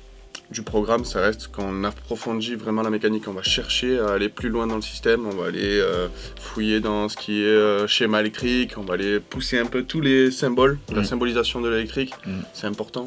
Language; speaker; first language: French; native; French